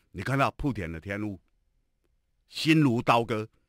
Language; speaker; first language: Chinese; native; Chinese